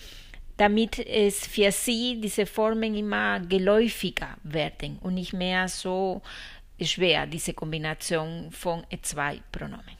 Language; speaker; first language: German; non-native, fluent; Spanish